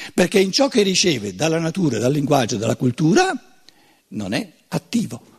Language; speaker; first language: Italian; native; Italian